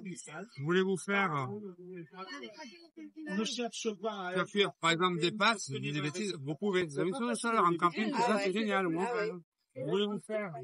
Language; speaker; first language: French; native; French